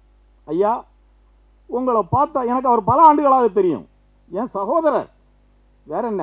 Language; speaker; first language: Tamil; native; Tamil